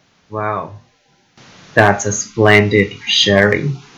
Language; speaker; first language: English; non-native, fluent; Chinese